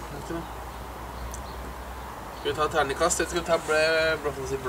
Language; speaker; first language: Norwegian; native; Norwegian